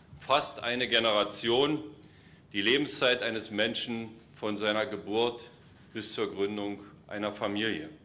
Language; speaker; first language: German; native; German